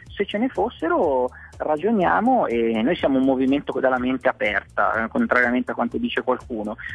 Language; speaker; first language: Italian; native; Italian